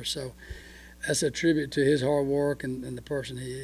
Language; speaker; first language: English; native; English